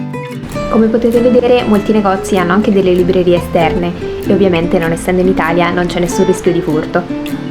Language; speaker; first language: Italian; native; Italian